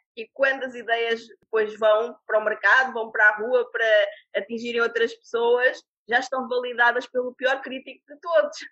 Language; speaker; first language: Portuguese; native; Portuguese